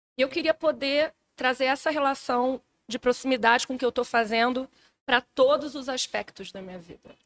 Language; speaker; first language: Portuguese; native; Portuguese